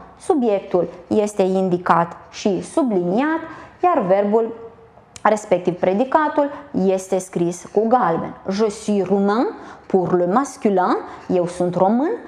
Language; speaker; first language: Romanian; native; Romanian